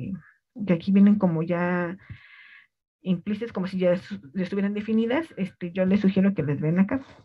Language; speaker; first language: Spanish; native; Spanish